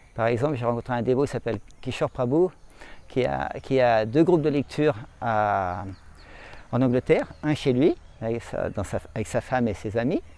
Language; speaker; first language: French; native; French